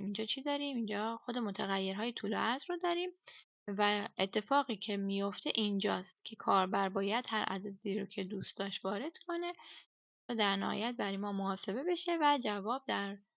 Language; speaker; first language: Persian; native; Persian